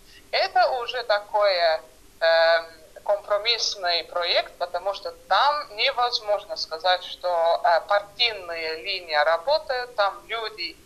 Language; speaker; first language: Russian; non-native, fluent; Estonian